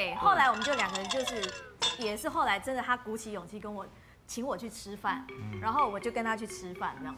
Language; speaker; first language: Chinese; native; Chinese